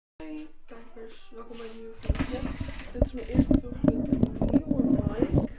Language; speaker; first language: Dutch; native; Dutch